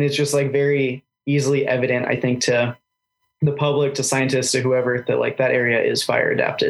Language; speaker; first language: English; native; English